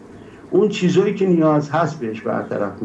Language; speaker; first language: Persian; native; Persian